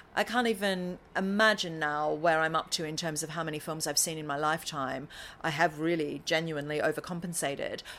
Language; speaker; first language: English; native; English